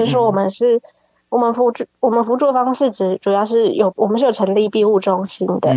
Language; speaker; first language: Chinese; native; Chinese